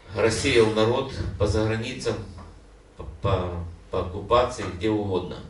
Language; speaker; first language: Russian; non-native, local second language; Ukrainian